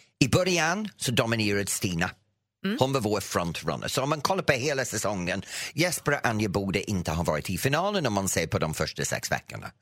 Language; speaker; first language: Swedish; non-native, fluent; English